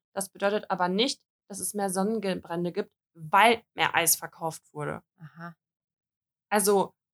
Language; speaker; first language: German; early bilingual, other home language; Russian